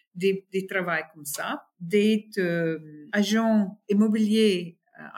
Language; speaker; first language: French; non-native, fluent; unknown